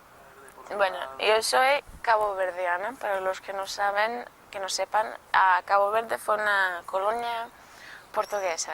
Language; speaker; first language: Spanish; non-native, local second language; Portuguese